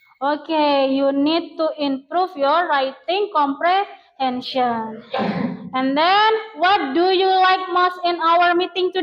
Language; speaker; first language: English; non-native, learner; Indonesian